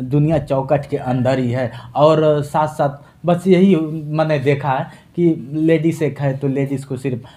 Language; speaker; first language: Hindi; native; Hindi